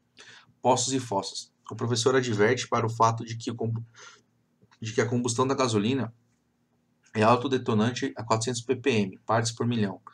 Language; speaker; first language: Portuguese; native; Portuguese